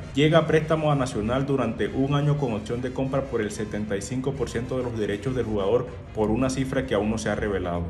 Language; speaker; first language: Spanish; native; Spanish